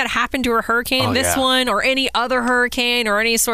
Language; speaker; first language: English; native; English